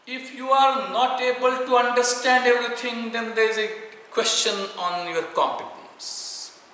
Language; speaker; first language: English; non-native, local second language; Marathi